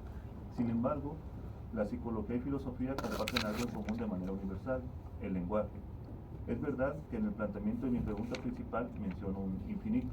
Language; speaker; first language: Spanish; native; Spanish